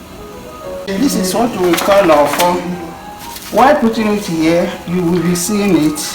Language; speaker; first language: English; non-native, local second language; Igbo